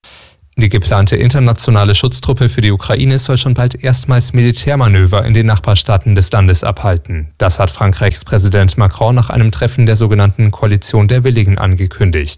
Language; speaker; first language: German; native; German